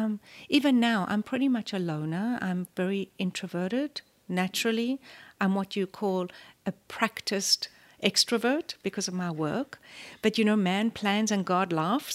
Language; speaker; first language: English; native; English